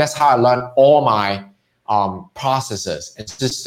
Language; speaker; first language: English; non-native, local second language; Cantonese